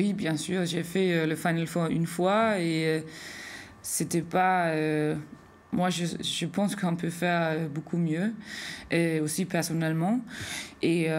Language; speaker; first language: French; non-native, fluent; Danish